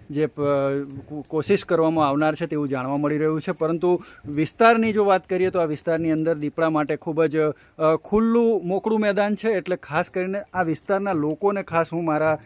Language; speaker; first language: Gujarati; native; Gujarati